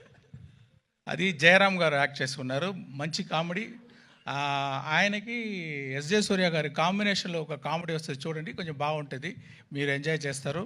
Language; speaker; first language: Telugu; non-native, fluent; Tamil